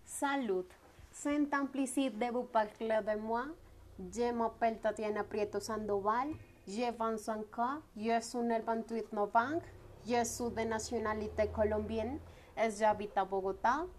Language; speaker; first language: French; non-native, learner; Spanish